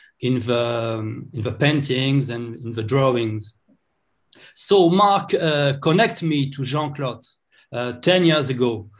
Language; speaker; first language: English; non-native, learner; French